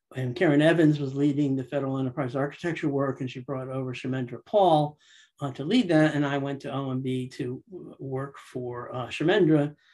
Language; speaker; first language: English; native; English